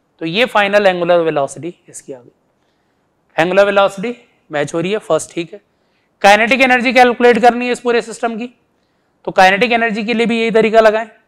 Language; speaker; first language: Hindi; native; Hindi